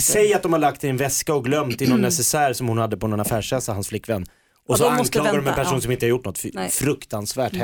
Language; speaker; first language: Swedish; native; Swedish